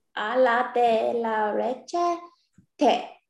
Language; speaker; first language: Spanish; non-native, learner; English